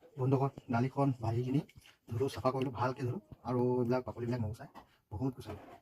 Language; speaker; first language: Assamese; non-native, local second language; Bangla